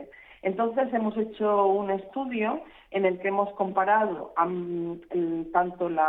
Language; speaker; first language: Spanish; native; Spanish